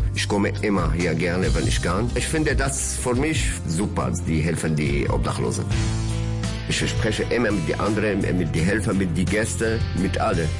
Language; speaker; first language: German; non-native, learner; Arabic